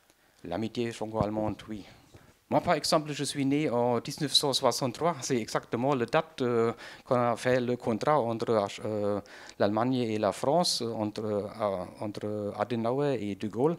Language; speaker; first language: French; non-native, fluent; German